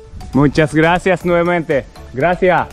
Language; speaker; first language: Spanish; non-native, learner; Japanese